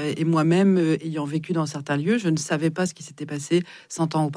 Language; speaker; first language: French; native; French